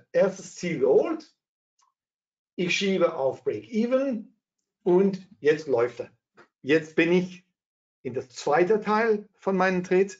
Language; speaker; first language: German; non-native, fluent; Dutch